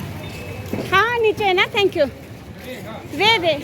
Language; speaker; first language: Hindi; non-native, local second language; Tibetan